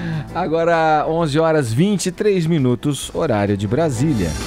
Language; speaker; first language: Portuguese; native; Portuguese